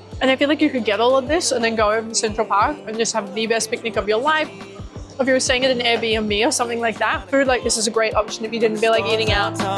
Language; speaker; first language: English; native; English